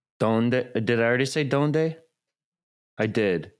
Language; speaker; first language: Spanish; non-native, learner; English